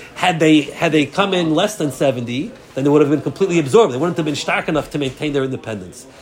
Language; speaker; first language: English; native; English